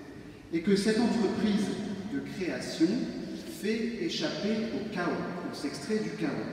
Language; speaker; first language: French; native; French